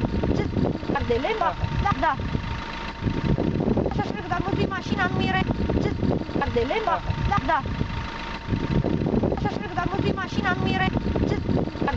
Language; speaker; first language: Romanian; native; Romanian